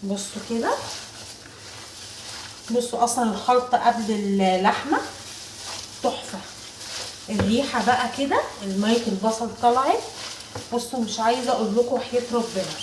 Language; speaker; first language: Arabic; native; Arabic